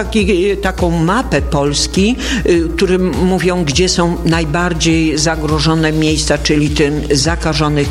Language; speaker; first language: Polish; native; Polish